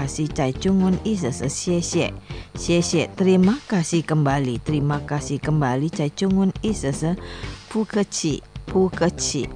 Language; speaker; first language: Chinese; non-native, learner; Indonesian